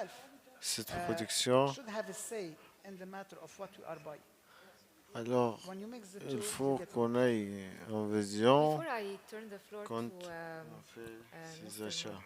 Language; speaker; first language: French; non-native, learner; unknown